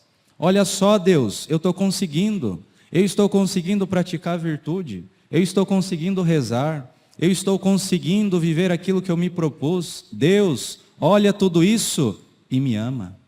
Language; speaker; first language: Portuguese; native; Portuguese